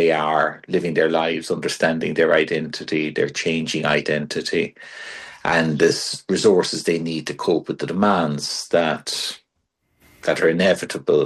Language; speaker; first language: English; native; English